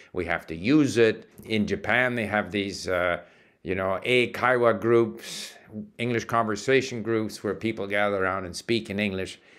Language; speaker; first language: English; early bilingual, other home language; Czech